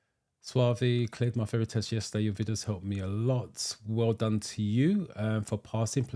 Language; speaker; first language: English; native; English